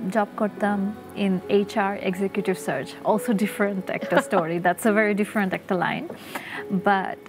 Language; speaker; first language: Bangla; early bilingual, heritage; Russian